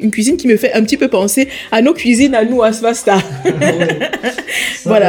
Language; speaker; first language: French; native; French